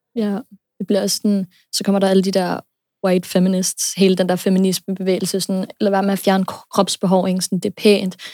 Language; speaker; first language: Danish; early bilingual, other home language; English